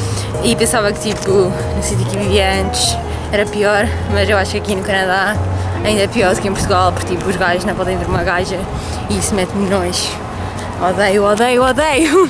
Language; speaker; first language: Portuguese; early bilingual, heritage; Portuguese